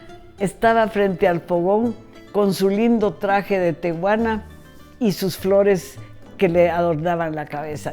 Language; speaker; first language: Spanish; native; Spanish